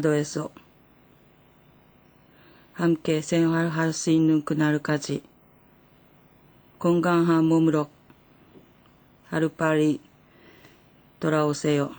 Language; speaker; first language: Korean; non-native, fluent; Japanese